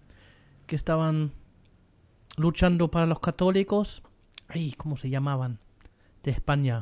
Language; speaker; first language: Spanish; non-native, learner; German